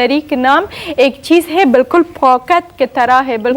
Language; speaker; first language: Hindi; non-native, learner; Persian